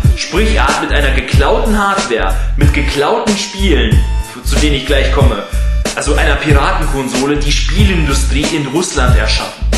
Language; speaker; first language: German; early bilingual, other home language; Russian